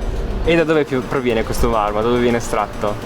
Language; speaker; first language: Italian; native; Italian